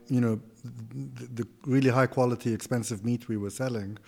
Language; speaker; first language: English; non-native, fluent; Arabic